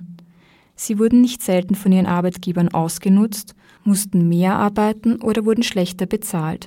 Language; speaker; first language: German; native; German